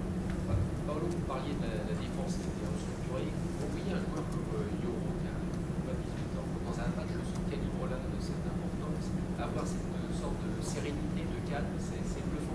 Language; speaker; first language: French; native; French